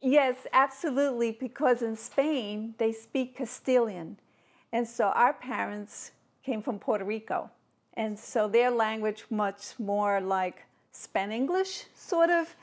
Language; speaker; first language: English; early bilingual, other home language; Spanish